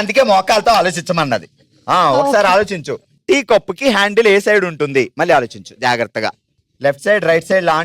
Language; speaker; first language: Telugu; native; Telugu